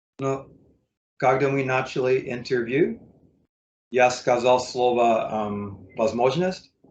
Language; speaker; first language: Russian; non-native, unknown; English